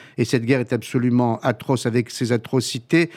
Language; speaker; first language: French; native; French